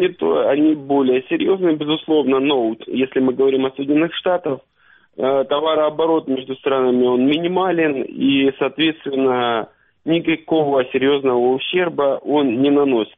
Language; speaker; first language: Russian; native; Russian